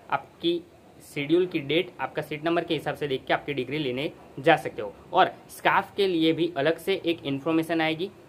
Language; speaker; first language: Hindi; non-native, local second language; Gujarati